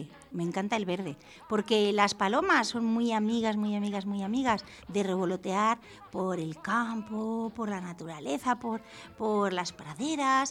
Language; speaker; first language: Spanish; native; Spanish